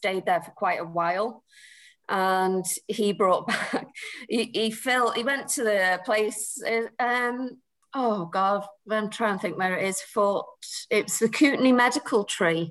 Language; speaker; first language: English; native; English